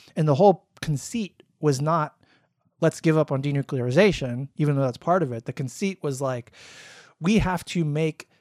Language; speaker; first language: English; native; English